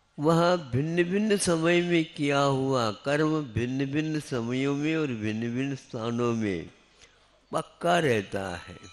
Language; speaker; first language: Hindi; non-native, local second language; Kannada